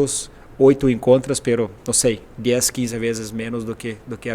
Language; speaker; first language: Spanish; non-native, fluent; Portuguese